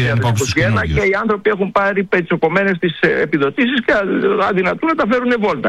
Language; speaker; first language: Greek; native; Greek